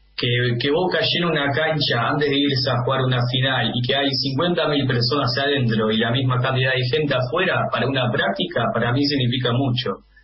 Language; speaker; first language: Spanish; non-native, fluent; Dutch